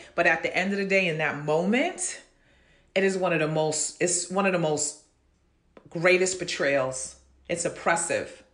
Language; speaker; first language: English; native; English